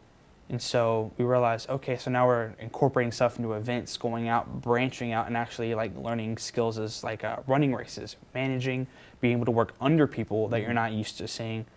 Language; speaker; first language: English; native; English